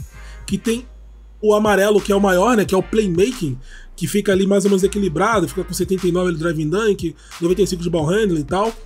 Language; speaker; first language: Portuguese; native; Portuguese